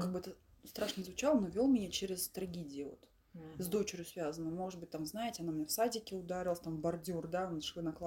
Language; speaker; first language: Russian; native; Russian